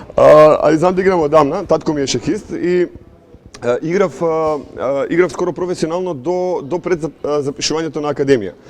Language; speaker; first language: Macedonian; native; Macedonian